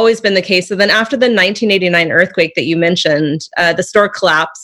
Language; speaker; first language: English; native; English